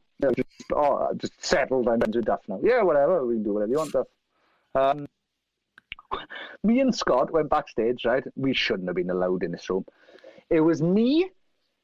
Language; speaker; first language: English; native; English